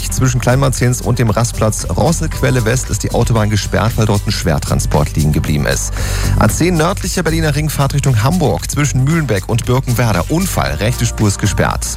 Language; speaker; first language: German; native; German